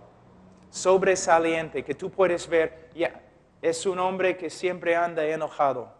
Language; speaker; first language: Spanish; non-native, fluent; English